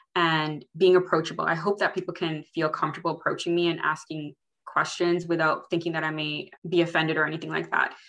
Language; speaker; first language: English; early bilingual, other home language; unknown